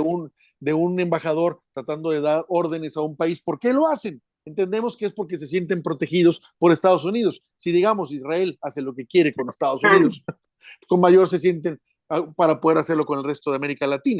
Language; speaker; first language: Spanish; native; Spanish